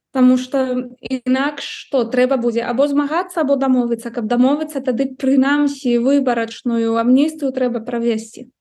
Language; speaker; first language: Belarusian; non-native, fluent; Spanish